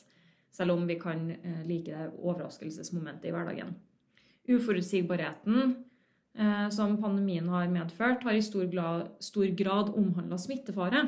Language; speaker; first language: Norwegian; native; Norwegian